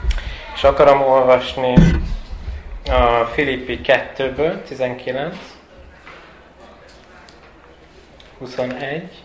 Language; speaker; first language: Hungarian; non-native, fluent; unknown